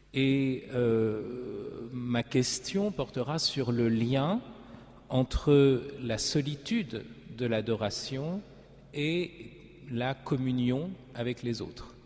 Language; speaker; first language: French; native; French